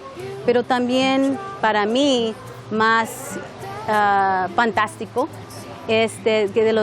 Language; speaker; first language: Spanish; non-native, learner; English